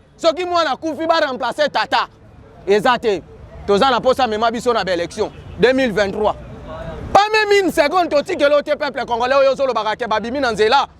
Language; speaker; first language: Lingala; non-native, local second language; Kituba (Democratic Republic of Congo)